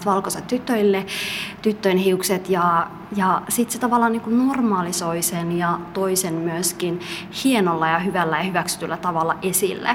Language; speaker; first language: Finnish; early bilingual, other home language; Somali